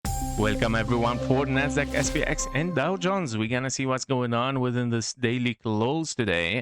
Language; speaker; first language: English; non-native, fluent; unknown